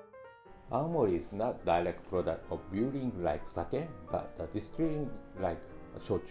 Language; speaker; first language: English; non-native, fluent; Japanese